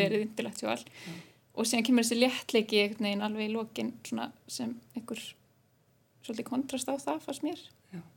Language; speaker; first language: Icelandic; native; Icelandic